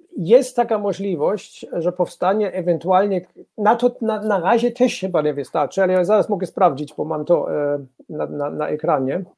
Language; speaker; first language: Polish; non-native, fluent; German